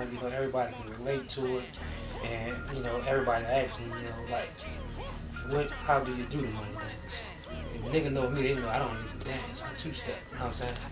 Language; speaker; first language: English; native; English